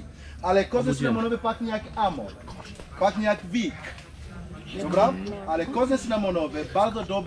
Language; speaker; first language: Polish; non-native, learner; Swahili